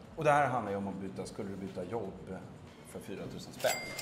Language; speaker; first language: Swedish; native; Swedish